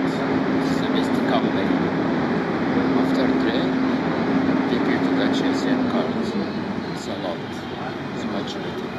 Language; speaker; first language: English; non-native, learner; Arabic